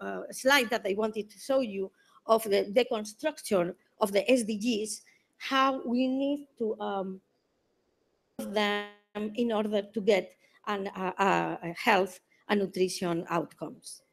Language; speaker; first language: English; non-native, fluent; Spanish